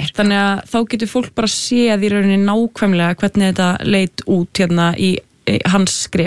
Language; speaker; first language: Icelandic; native; Icelandic